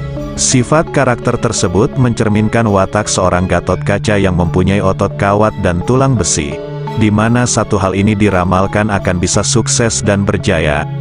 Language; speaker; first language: Indonesian; non-native, local second language; Javanese